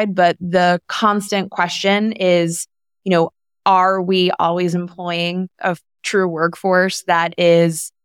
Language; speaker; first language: English; native; English